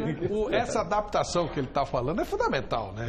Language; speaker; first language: Portuguese; native; Portuguese